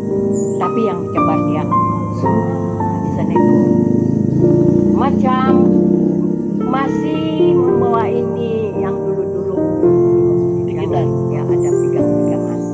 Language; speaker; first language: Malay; non-native, local second language; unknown